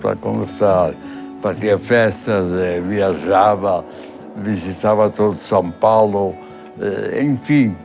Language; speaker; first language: Portuguese; early bilingual, other home language; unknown